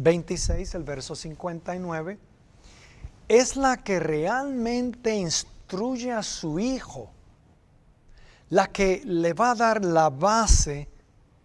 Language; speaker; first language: Spanish; native; Spanish